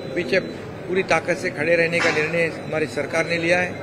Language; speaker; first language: Hindi; non-native, local second language; Marathi